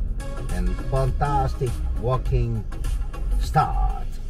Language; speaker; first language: English; non-native, learner; Korean